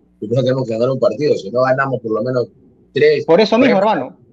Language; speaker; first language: Spanish; native; Spanish